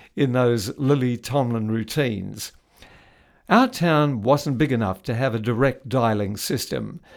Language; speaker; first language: English; native; English